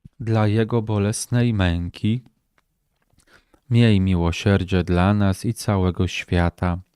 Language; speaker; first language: Polish; native; Polish